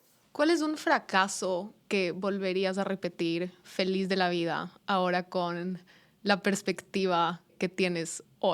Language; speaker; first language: Spanish; native; Spanish